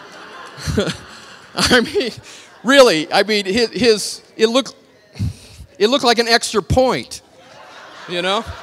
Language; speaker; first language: English; native; English